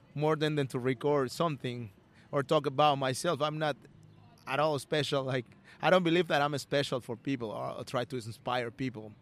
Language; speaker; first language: English; non-native, learner; Spanish